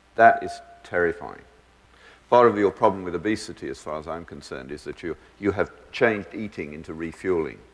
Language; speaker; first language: English; native; English